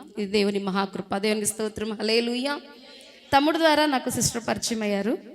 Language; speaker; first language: Telugu; non-native, fluent; Hindi